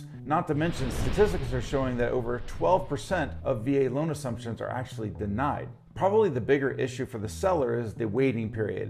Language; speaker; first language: English; native; English